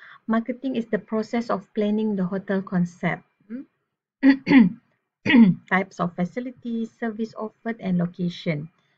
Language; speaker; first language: English; non-native, local second language; Malay